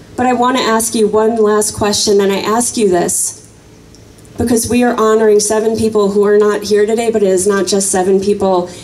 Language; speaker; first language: English; native; English